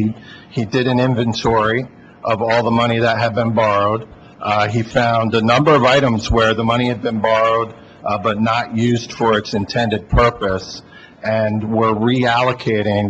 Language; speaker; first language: English; native; English